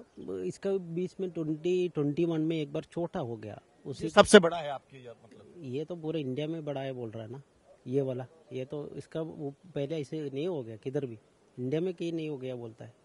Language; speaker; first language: Hindi; non-native, local second language; Malayalam